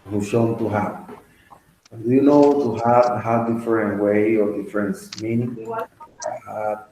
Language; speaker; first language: English; non-native, learner; Spanish